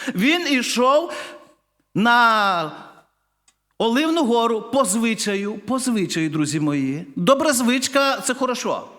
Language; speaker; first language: Ukrainian; non-native, fluent; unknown